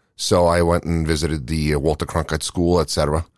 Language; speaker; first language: English; non-native, fluent; Norwegian